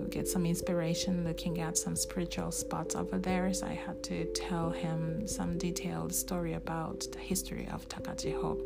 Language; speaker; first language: English; non-native, fluent; Japanese